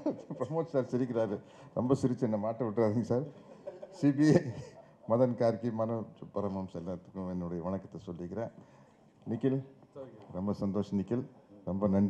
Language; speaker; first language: Tamil; native; Tamil